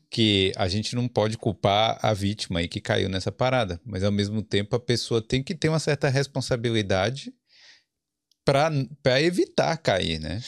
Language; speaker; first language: Portuguese; native; Portuguese